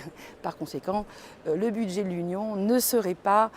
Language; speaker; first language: French; native; French